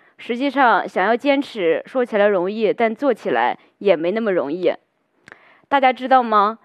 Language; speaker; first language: Chinese; native; Chinese